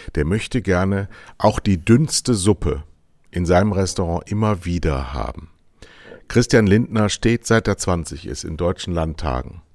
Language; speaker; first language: German; native; German